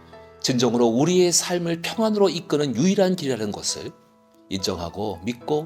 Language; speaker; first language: Korean; native; Korean